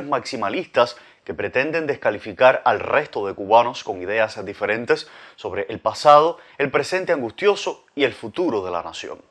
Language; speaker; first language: Spanish; native; Spanish